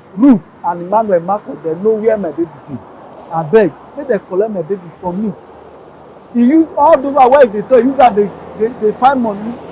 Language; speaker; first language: Nigerian Pidgin; non-native, local second language; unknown